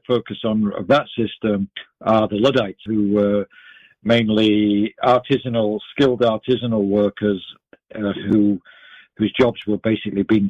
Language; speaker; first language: English; native; English